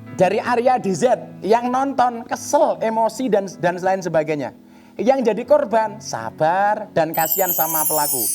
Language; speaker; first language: Indonesian; native; Indonesian